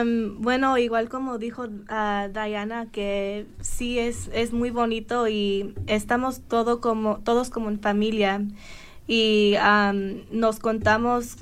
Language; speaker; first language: Spanish; early bilingual, heritage; Spanish